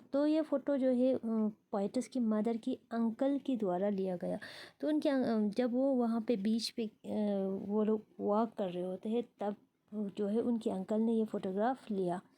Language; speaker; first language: Hindi; non-native, local second language; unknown